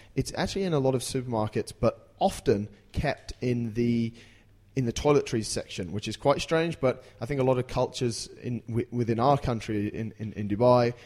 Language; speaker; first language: English; native; English